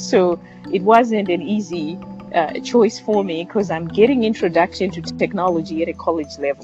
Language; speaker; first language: English; non-native, local second language; Shona